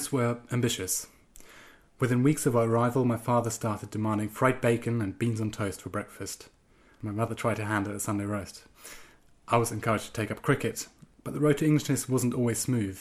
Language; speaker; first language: English; non-native, fluent; German